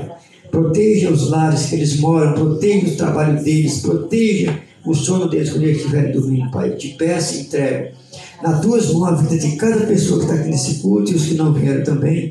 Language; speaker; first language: Portuguese; native; Portuguese